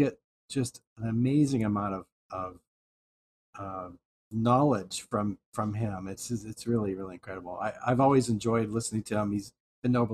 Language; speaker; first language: English; native; English